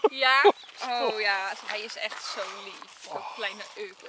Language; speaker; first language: Dutch; native; Dutch